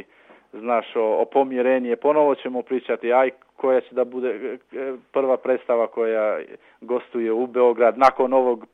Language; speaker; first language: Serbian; non-native, local second language; Albanian